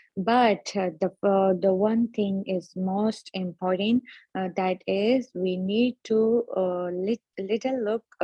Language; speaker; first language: English; non-native, learner; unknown